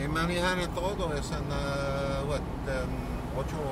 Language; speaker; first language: Spanish; non-native, learner; English